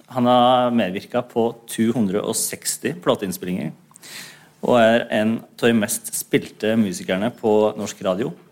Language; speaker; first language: Norwegian; native; Norwegian